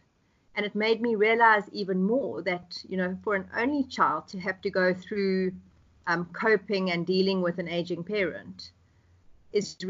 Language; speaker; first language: English; native; English